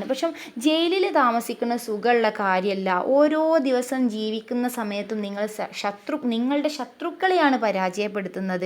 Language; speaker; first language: Malayalam; native; Malayalam